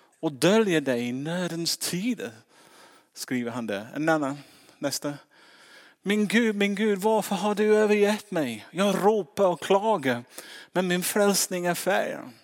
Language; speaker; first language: Swedish; non-native, fluent; English